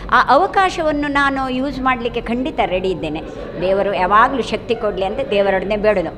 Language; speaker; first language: Kannada; non-native, local second language; Konkani